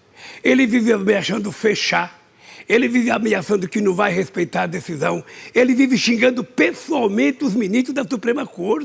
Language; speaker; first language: Portuguese; native; Portuguese